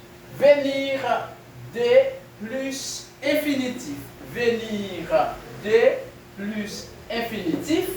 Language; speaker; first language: French; non-native, fluent; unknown